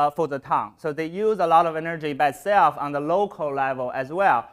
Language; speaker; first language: English; non-native, fluent; Chinese